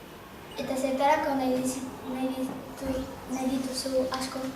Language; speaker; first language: Basque; non-native, local second language; Spanish